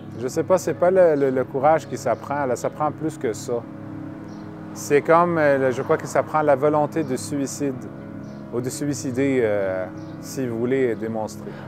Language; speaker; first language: French; non-native, fluent; Arabic